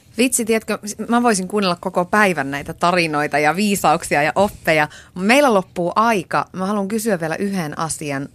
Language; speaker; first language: Finnish; native; Finnish